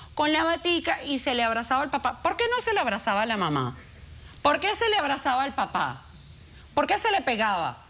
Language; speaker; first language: Spanish; native; Spanish